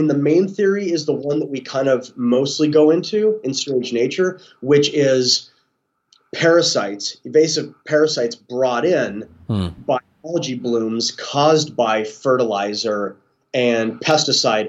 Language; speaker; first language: English; native; English